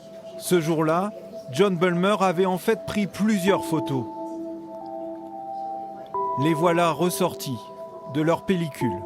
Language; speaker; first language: French; native; French